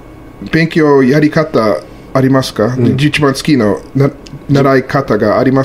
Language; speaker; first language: Japanese; non-native, learner; English